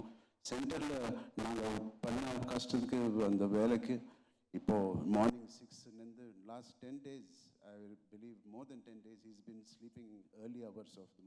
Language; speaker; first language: Tamil; non-native, local second language; Telugu